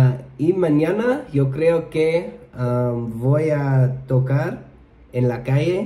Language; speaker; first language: Spanish; non-native, learner; English